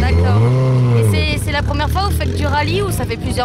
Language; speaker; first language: French; native; French